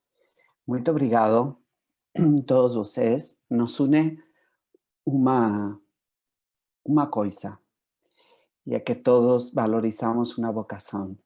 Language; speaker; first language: Portuguese; non-native, fluent; Spanish